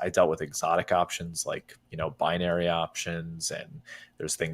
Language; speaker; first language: English; native; English